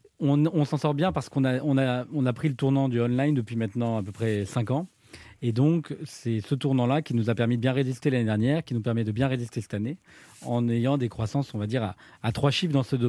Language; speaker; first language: French; native; French